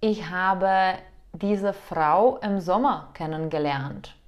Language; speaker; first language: German; non-native, fluent; Czech